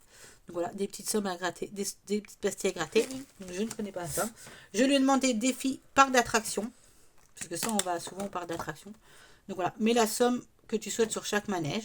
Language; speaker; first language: French; native; French